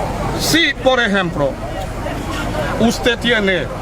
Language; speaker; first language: Spanish; non-native, fluent; Haitian Creole